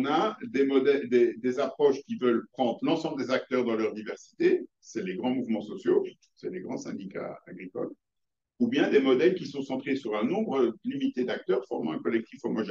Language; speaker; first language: French; native; French